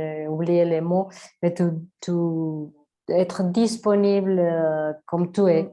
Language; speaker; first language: French; non-native, learner; Spanish